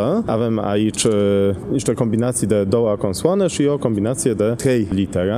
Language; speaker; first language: Romanian; non-native, fluent; Polish